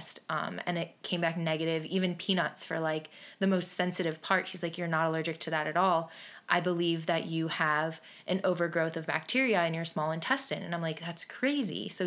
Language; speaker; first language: English; native; English